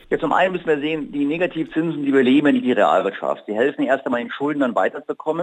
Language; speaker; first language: German; native; German